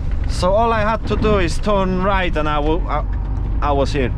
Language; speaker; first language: English; non-native, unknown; Polish